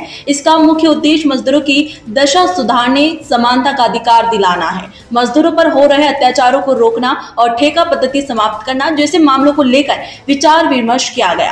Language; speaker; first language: Hindi; native; Hindi